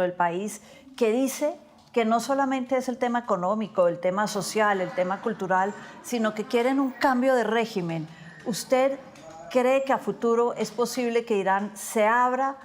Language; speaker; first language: Spanish; native; Spanish